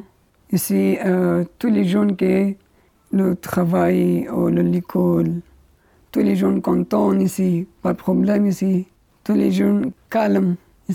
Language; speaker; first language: French; non-native, learner; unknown